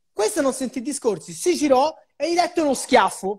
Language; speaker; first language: Italian; native; Italian